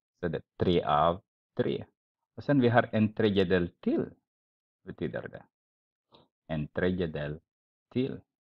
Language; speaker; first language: Swedish; non-native, fluent; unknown